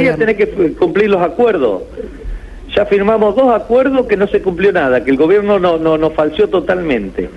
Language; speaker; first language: Spanish; native; Spanish